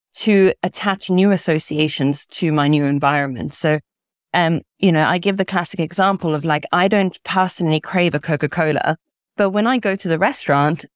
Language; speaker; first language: English; early bilingual, other home language; Italian